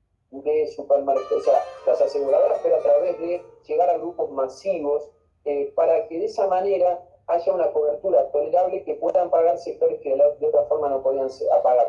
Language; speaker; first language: Spanish; native; Spanish